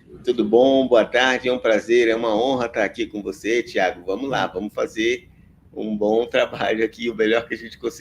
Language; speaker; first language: Portuguese; native; Portuguese